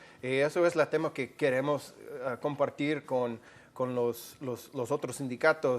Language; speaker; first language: Spanish; non-native, fluent; English